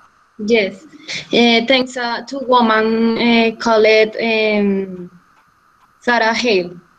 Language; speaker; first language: English; non-native, learner; Spanish